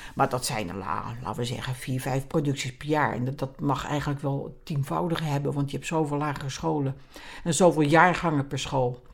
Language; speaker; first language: Dutch; native; Dutch